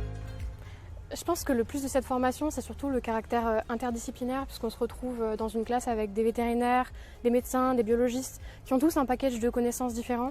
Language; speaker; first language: French; native; French